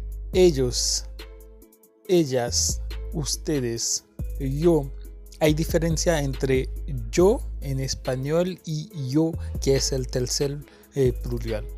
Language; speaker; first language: Spanish; non-native, fluent; Haitian Creole